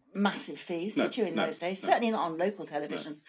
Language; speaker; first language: English; native; English